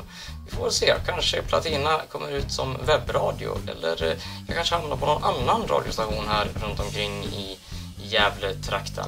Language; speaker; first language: Swedish; native; Swedish